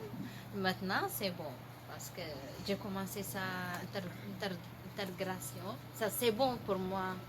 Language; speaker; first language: French; non-native, learner; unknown